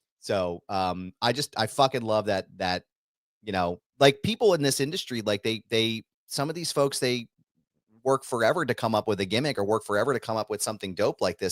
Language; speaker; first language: English; native; English